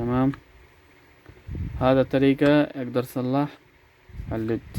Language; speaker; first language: Arabic; non-native, learner; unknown